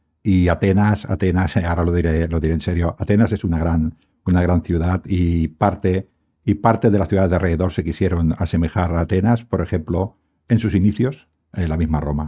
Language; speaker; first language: Spanish; native; Spanish